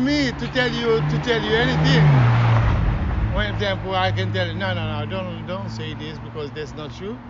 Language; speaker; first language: English; non-native, learner; Kabuverdianu